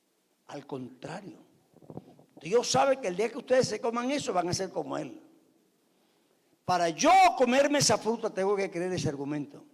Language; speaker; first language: Spanish; native; Spanish